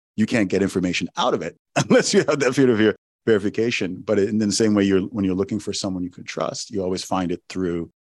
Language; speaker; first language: English; non-native, local second language; Igbo